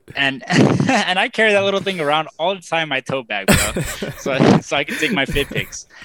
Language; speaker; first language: English; native; English